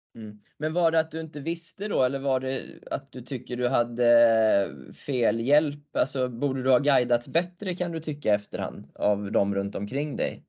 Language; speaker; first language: Swedish; native; Swedish